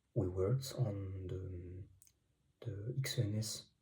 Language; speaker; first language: English; non-native, fluent; French